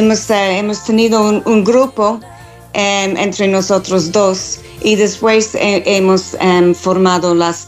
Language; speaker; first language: Spanish; non-native, fluent; English